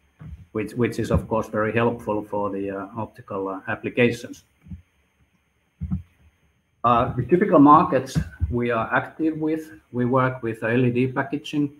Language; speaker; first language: English; non-native, fluent; Finnish